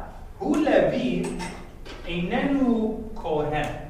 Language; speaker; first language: Hebrew; non-native, fluent; English